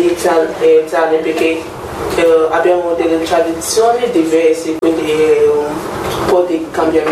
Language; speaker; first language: Italian; non-native, learner; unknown